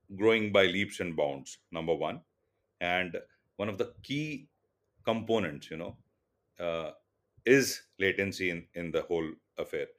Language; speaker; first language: English; non-native, local second language; Tulu